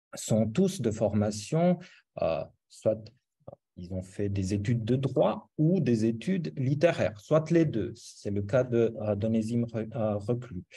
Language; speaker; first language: French; non-native, fluent; Romanian